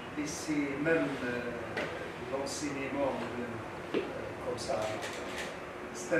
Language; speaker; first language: French; non-native, local second language; Arabic